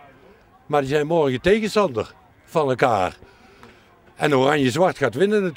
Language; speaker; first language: Dutch; native; Dutch